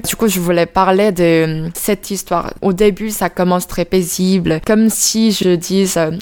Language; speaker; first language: French; non-native, fluent; Korean